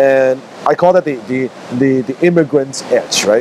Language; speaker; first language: English; non-native, local second language; Cantonese